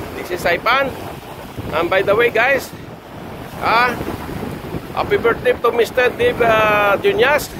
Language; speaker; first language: English; non-native, fluent; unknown